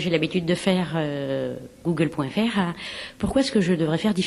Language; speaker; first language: French; native; French